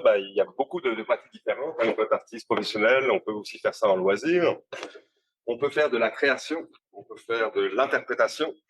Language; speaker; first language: French; native; French